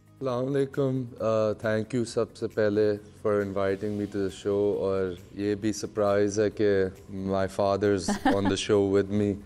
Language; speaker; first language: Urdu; native; Urdu